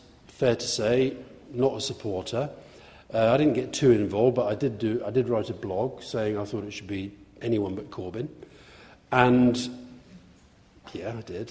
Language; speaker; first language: English; native; English